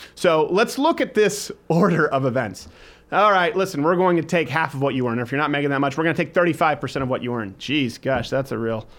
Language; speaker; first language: English; native; English